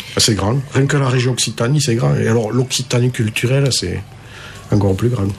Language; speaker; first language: French; native; French